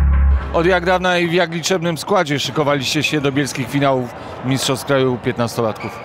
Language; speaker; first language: Polish; native; Polish